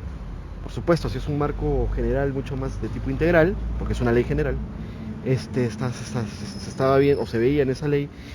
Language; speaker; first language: Spanish; native; Spanish